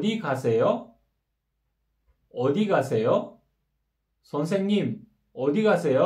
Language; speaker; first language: Korean; non-native, fluent; Kyrgyz